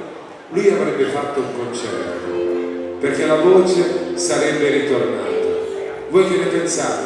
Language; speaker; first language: Italian; native; Italian